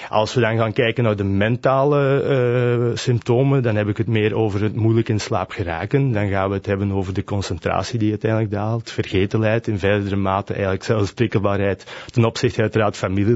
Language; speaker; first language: Dutch; native; Dutch